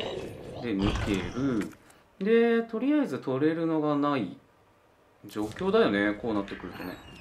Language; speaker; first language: Japanese; native; Japanese